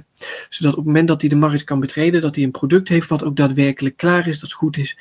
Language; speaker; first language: Dutch; native; Dutch